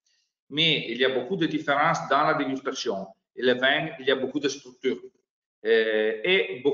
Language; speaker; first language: French; non-native, learner; Italian